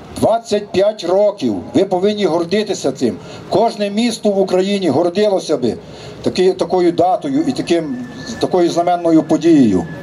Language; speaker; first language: Ukrainian; native; Ukrainian